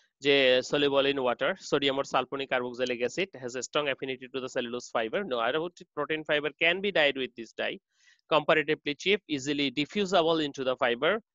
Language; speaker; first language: English; non-native, local second language; Bangla